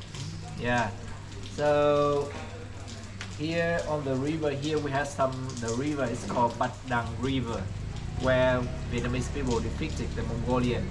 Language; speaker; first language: English; non-native, fluent; Vietnamese